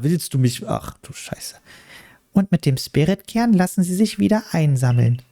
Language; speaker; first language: German; native; German